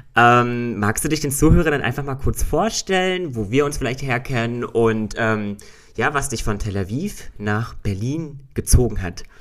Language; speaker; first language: German; native; German